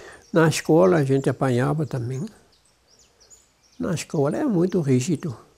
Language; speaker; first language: Portuguese; non-native, local second language; German